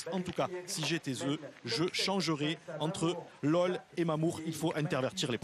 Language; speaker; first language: French; native; French